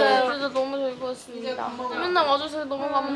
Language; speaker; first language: Korean; non-native, fluent; Japanese